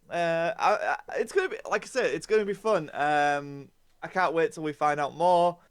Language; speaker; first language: English; native; English